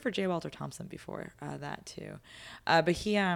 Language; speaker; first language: English; native; English